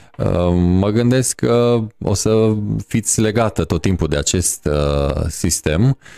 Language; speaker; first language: Romanian; native; Romanian